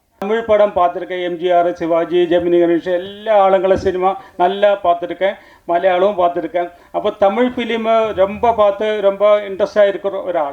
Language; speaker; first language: Tamil; non-native, learner; Malayalam